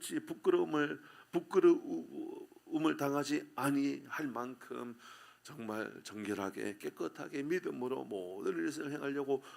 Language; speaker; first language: Korean; native; Korean